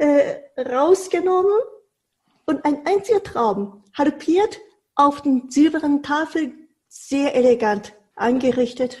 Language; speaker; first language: German; non-native, fluent; Japanese